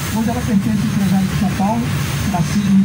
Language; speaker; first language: Portuguese; native; Portuguese